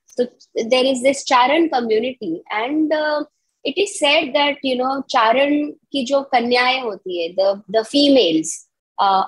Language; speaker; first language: English; non-native, local second language; Gujarati